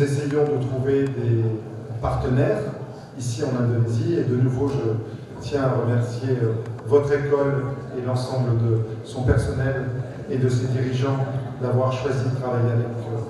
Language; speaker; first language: French; native; French